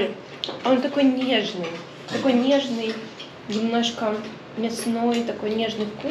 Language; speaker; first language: Russian; native; Russian